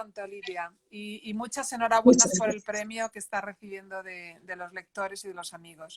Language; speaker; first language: Spanish; native; Spanish